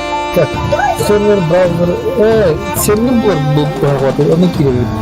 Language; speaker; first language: Russian; non-native, local second language; Yakut